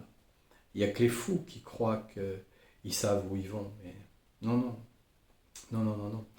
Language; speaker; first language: French; native; French